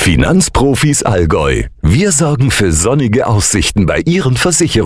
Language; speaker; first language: German; native; German